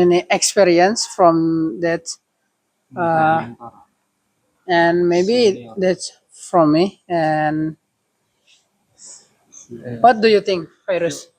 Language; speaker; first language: English; non-native, learner; Indonesian